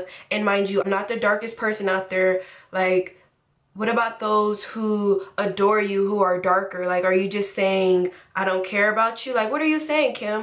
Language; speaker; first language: English; native; English